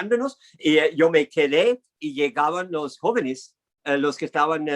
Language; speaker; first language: Spanish; non-native, fluent; English